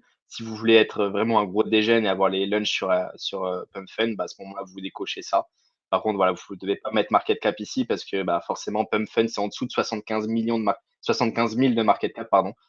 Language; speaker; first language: French; native; French